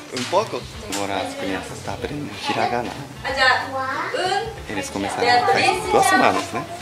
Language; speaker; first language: Portuguese; non-native, learner; Japanese